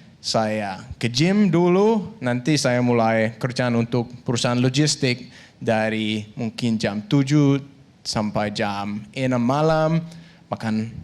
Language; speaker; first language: Indonesian; non-native, fluent; Danish